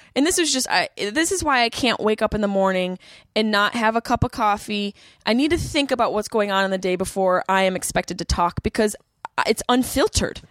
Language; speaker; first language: English; native; English